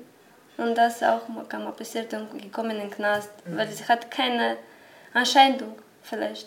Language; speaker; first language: German; non-native, learner; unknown